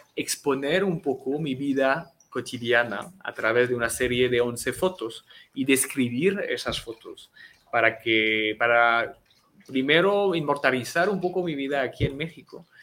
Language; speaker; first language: Spanish; non-native, fluent; French